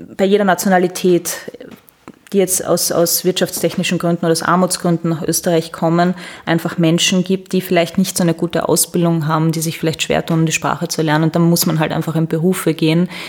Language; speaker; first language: German; native; German